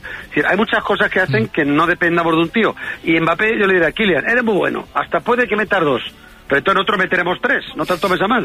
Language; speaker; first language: Spanish; native; Spanish